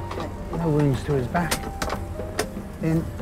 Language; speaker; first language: English; native; English